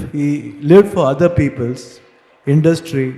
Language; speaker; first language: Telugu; non-native, learner; Kannada